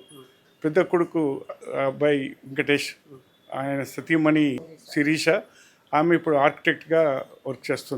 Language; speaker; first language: Telugu; native; Telugu